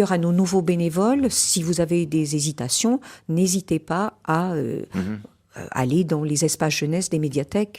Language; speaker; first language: French; native; French